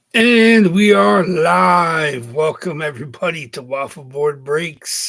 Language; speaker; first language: English; native; English